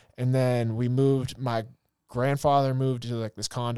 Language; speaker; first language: English; native; English